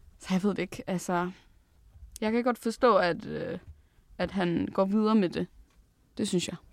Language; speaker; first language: Danish; non-native, local second language; Faroese